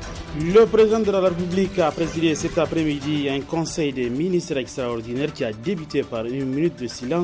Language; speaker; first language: French; native; French